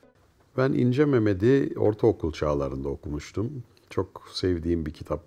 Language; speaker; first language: Turkish; native; Turkish